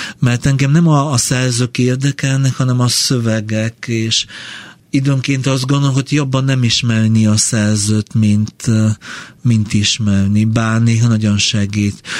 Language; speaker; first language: Hungarian; non-native, fluent; Bulgarian